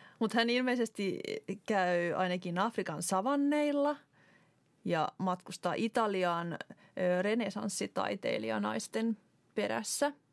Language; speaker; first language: Finnish; native; Finnish